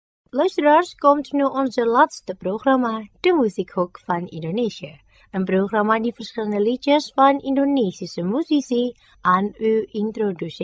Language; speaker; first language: Dutch; non-native, fluent; Indonesian